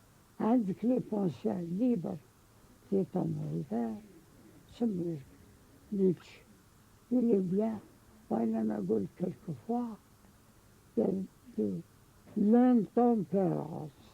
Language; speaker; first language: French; non-native, local second language; Arabic